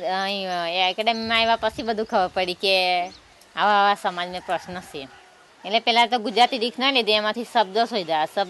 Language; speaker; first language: Gujarati; non-native, local second language; Rathawi